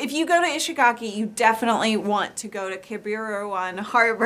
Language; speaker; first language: English; native; English